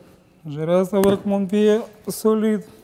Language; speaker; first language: French; non-native, learner; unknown